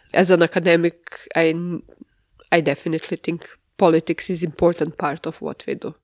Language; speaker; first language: English; non-native, fluent; Serbian